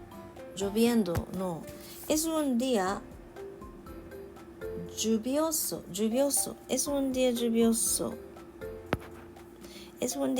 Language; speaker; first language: Spanish; non-native, learner; Japanese